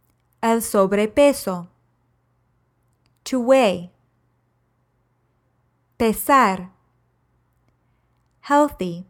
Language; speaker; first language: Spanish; non-native, fluent; English